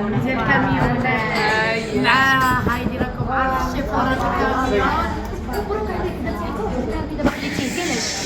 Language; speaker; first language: Arabic; native; Arabic